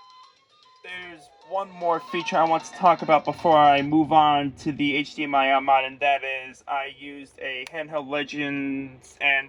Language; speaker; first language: English; native; English